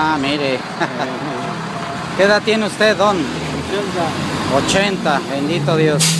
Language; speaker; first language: Spanish; native; Spanish